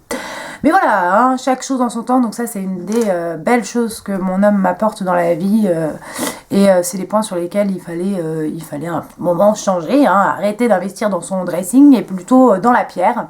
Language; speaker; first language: French; native; French